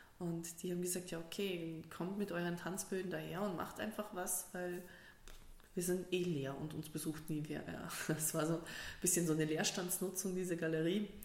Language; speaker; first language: German; early bilingual, other home language; Russian